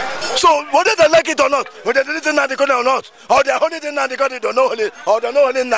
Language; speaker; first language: English; non-native, local second language; Igbo